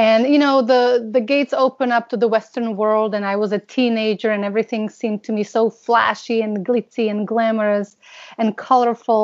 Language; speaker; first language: English; non-native, fluent; Slovak